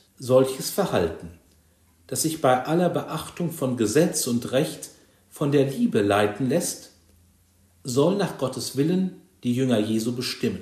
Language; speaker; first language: German; native; German